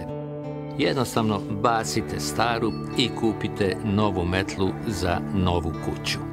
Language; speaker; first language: Serbian; native; Serbian